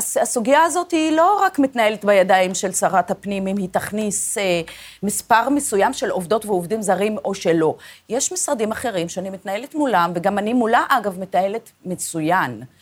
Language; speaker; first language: Hebrew; non-native, local second language; Arabic